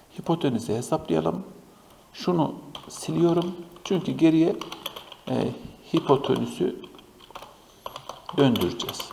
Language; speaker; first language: Turkish; native; Turkish